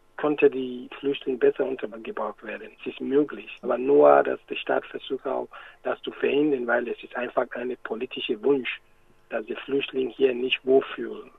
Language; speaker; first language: German; non-native, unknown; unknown